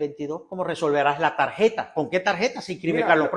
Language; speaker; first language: Spanish; native; Spanish